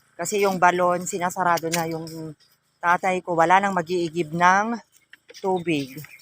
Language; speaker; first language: Filipino; non-native, local second language; Iloko